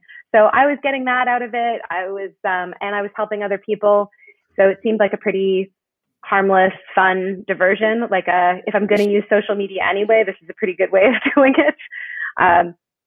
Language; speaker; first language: English; native; English